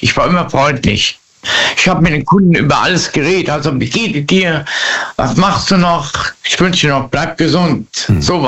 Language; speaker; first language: German; native; German